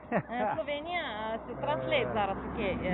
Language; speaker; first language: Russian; non-native, local second language; Ukrainian